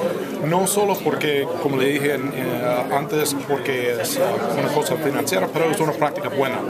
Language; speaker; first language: Spanish; non-native, fluent; English